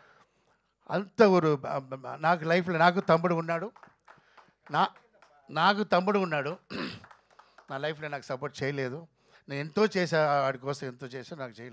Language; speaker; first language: Telugu; non-native, local second language; Tamil